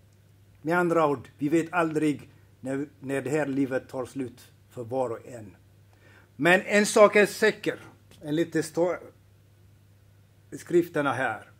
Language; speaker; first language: Swedish; non-native, fluent; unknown